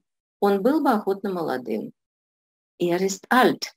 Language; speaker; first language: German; non-native, fluent; Russian